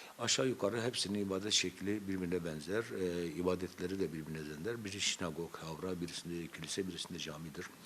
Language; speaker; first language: Turkish; non-native, local second language; Zaza